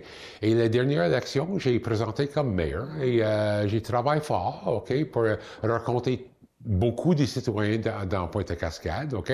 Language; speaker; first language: French; non-native, local second language; English